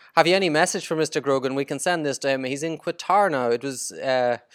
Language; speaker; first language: English; native; English